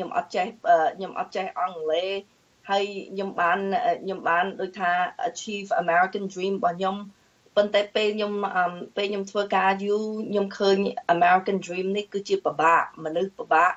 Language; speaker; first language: Khmer; early bilingual, heritage; Khmer